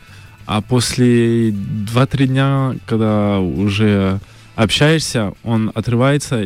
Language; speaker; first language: Russian; early bilingual, heritage; French